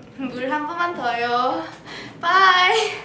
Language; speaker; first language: Korean; early bilingual, heritage; English